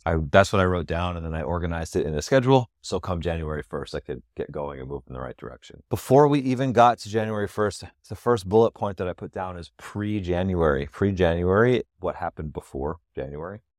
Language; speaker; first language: English; native; English